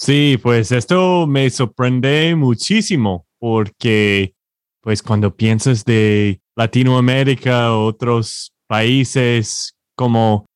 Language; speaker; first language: Spanish; non-native, fluent; English